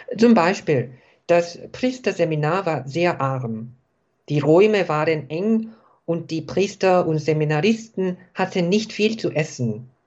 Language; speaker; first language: German; non-native, fluent; Korean